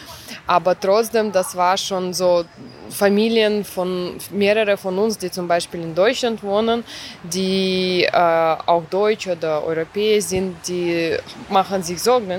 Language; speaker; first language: German; non-native, fluent; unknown